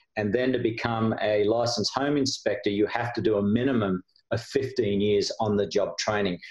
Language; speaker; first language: English; native; English